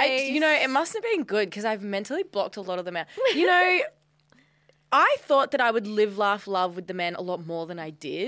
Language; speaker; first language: English; native; English